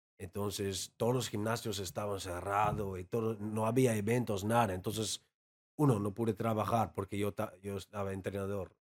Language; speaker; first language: Spanish; non-native, learner; Dutch